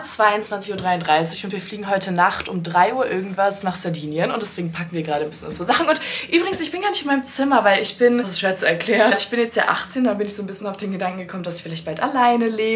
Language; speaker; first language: German; native; German